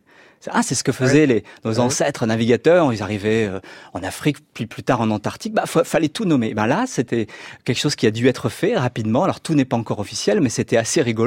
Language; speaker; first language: French; native; French